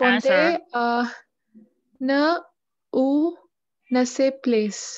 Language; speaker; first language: French; non-native, learner; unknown